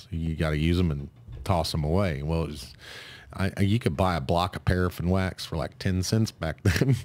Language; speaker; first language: English; native; English